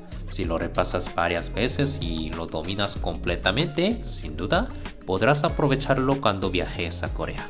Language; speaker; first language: Spanish; non-native, fluent; Korean